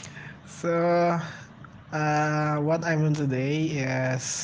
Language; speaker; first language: English; non-native, learner; Indonesian